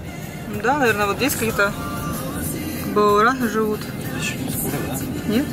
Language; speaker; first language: Russian; native; Russian